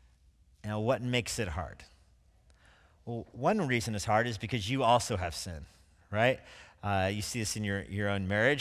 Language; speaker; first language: English; native; English